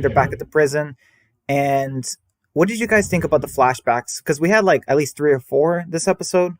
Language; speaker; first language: English; native; English